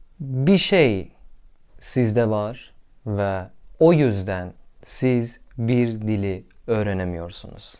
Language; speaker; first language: Turkish; non-native, learner; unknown